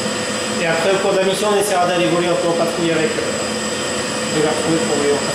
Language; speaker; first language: French; native; French